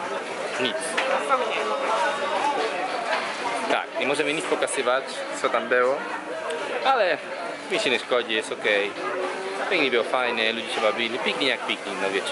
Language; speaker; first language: Polish; non-native, learner; Spanish